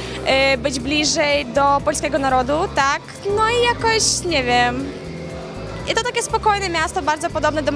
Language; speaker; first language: Polish; non-native, fluent; Ukrainian